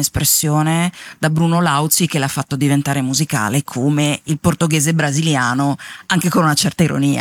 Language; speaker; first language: Italian; native; Italian